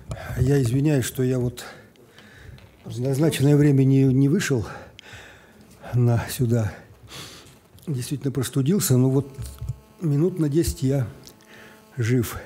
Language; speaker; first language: Russian; native; Russian